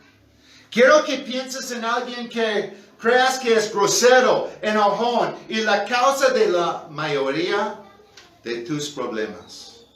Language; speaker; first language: Spanish; non-native, fluent; English